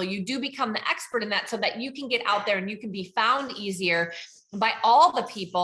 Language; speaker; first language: English; native; English